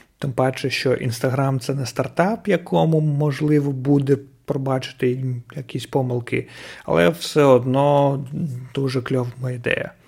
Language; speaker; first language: Ukrainian; non-native, local second language; Russian